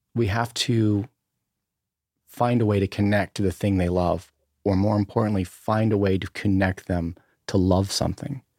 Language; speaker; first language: English; native; English